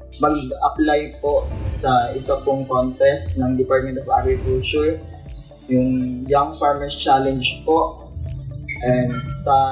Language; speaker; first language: Filipino; non-native, local second language; Bikol